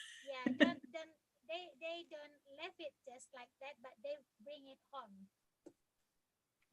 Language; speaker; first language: English; non-native, fluent; Indonesian